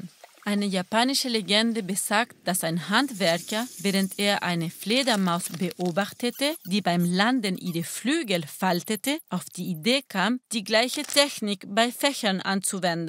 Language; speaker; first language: German; non-native, fluent; Spanish